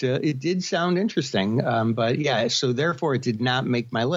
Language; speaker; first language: English; native; English